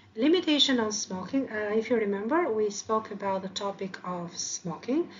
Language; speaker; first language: English; non-native, fluent; Albanian